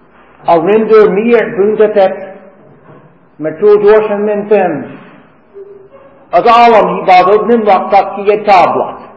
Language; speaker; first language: Hungarian; non-native, fluent; English